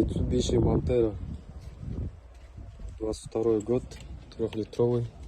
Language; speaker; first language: Russian; non-native, local second language; Kazakh